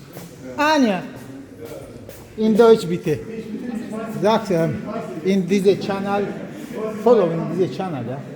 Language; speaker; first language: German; non-native, learner; Tajik